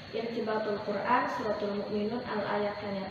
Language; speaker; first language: Arabic; non-native, learner; Indonesian